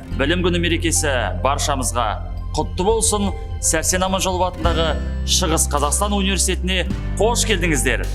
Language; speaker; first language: Kazakh; native; Kazakh